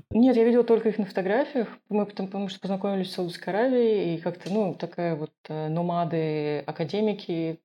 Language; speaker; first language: Russian; non-native, local second language; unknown